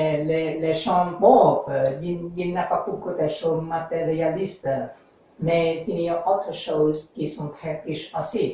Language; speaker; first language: French; non-native, learner; English